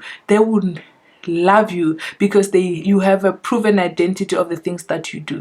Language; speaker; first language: English; non-native, local second language; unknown